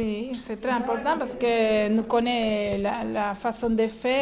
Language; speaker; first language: French; non-native, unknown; Spanish